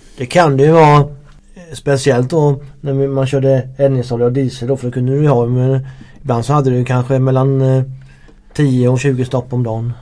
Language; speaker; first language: Swedish; native; Swedish